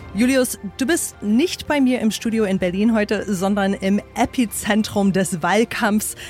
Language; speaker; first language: German; non-native, fluent; English